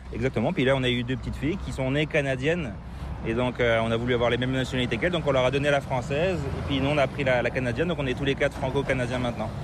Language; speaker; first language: French; native; French